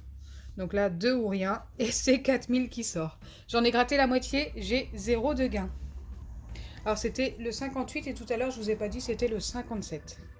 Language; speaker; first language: French; native; French